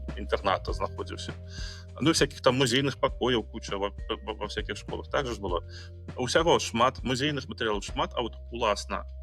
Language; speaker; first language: Belarusian; non-native, local second language; Russian